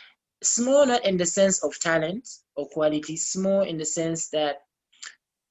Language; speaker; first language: English; non-native, local second language; Bemba